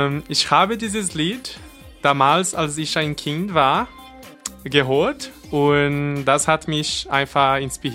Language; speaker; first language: German; non-native, learner; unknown